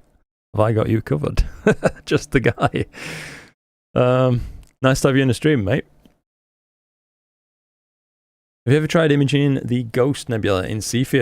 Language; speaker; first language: English; native; English